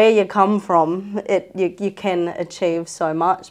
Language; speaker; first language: English; native; English